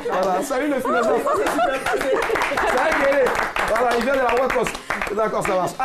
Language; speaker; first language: French; native; French